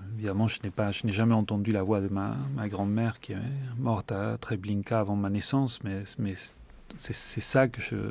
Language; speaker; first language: French; early bilingual, other home language; Spanish